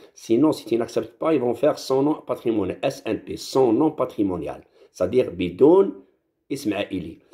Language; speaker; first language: French; non-native, local second language; Arabic